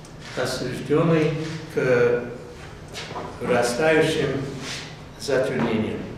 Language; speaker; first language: Russian; non-native, fluent; English